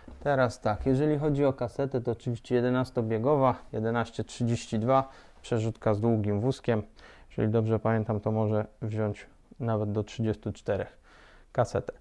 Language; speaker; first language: Polish; native; Polish